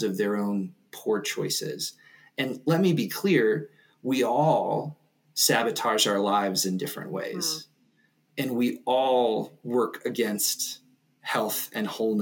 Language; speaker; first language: English; native; English